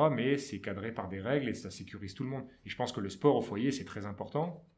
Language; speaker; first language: French; native; French